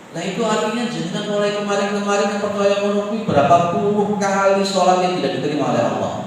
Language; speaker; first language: Indonesian; non-native, local second language; Javanese